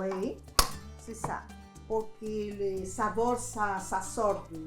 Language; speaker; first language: French; non-native, fluent; Spanish